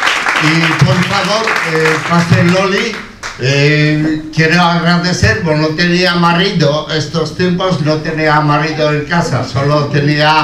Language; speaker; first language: Spanish; non-native, learner; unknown